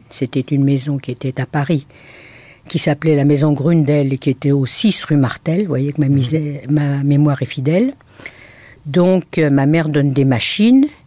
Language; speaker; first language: French; native; French